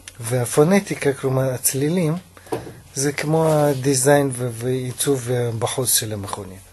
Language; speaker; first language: Hebrew; non-native, fluent; Russian